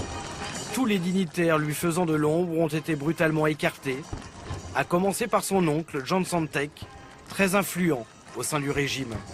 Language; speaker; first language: French; native; French